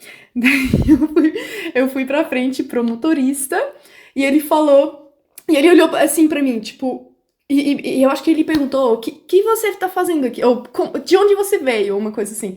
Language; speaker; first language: Portuguese; non-native, fluent; German